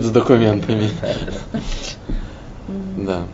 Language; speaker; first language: Russian; non-native, fluent; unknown